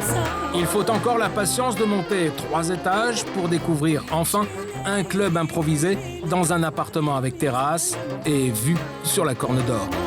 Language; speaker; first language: French; native; French